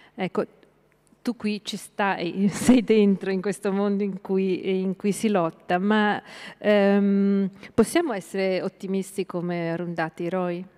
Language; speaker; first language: Italian; native; Italian